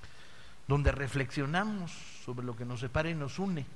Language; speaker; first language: Spanish; native; Spanish